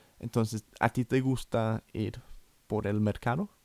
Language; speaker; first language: Spanish; non-native, fluent; English